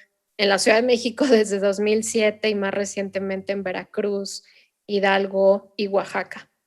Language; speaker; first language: Spanish; native; Spanish